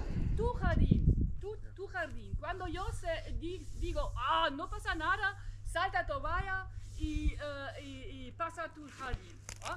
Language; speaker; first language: Spanish; non-native, fluent; French